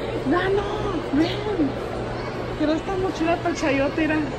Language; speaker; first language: Spanish; early bilingual, heritage; Spanish